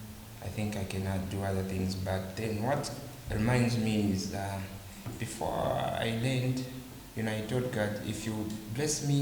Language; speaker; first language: English; non-native, local second language; Bemba